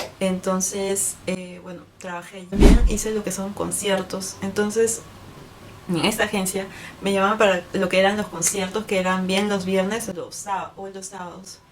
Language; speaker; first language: Spanish; native; Spanish